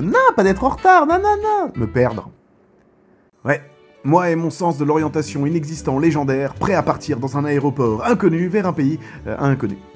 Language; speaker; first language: French; native; French